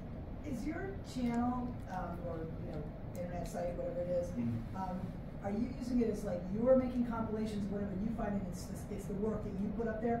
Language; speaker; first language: English; native; English